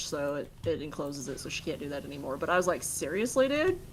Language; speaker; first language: English; native; English